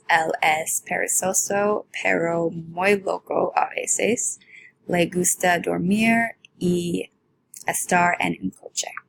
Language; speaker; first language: Spanish; non-native, learner; English